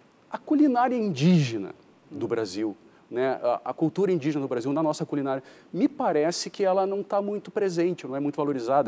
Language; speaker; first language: Portuguese; native; Portuguese